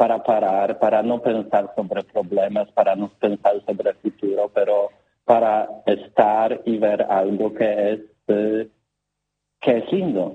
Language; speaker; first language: Spanish; non-native, learner; Polish